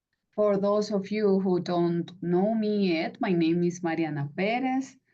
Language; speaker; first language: English; non-native, fluent; Spanish